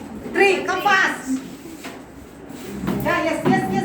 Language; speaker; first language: English; non-native, local second language; Tamil